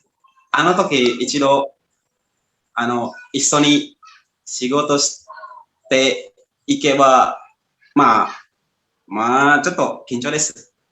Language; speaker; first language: Japanese; non-native, fluent; Indonesian